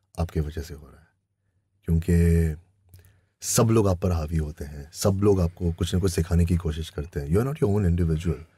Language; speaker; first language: Hindi; native; Hindi